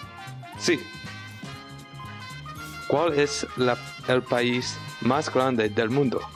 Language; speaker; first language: Spanish; non-native, learner; English